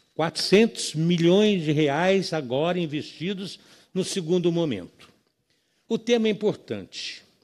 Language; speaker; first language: Portuguese; native; Portuguese